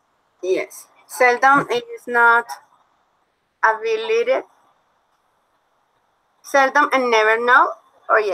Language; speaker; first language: English; non-native, learner; Spanish